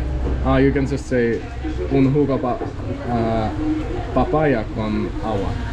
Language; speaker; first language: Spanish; non-native, learner; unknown